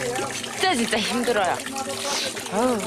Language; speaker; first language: Korean; non-native, local second language; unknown